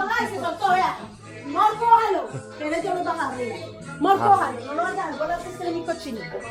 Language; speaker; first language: Spanish; native; Spanish